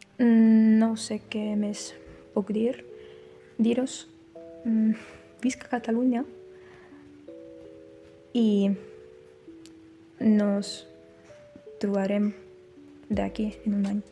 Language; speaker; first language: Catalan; non-native, learner; Ukrainian